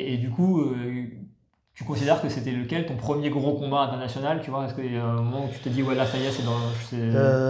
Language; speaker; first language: French; native; French